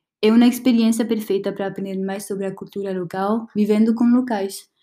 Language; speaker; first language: Portuguese; non-native, learner; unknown